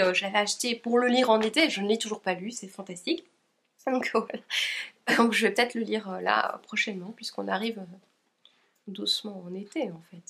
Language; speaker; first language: French; native; French